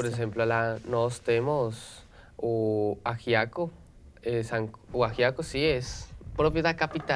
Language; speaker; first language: Portuguese; non-native, learner; Spanish